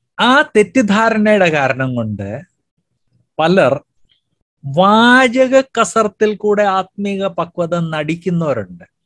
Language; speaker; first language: Malayalam; native; Malayalam